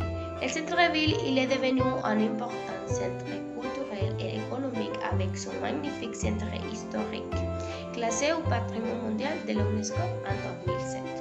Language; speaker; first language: French; non-native, learner; Spanish